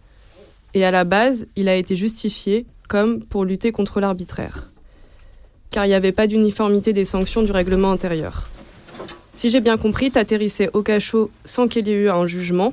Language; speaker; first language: French; native; French